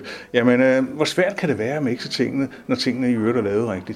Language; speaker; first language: Danish; native; Danish